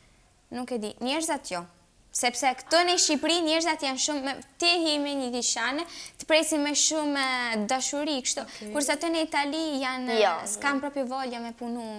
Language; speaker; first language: Albanian; early bilingual, heritage; Albanian